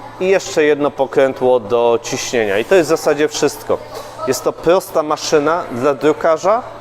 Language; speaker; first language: Polish; native; Polish